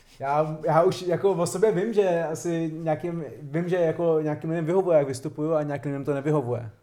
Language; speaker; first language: Czech; non-native, fluent; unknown